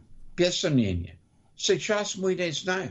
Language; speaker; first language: Russian; non-native, learner; English